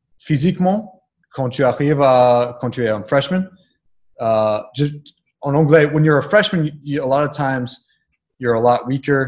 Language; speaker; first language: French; non-native, learner; English